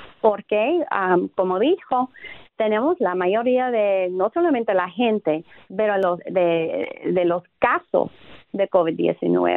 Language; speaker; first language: Spanish; non-native, fluent; English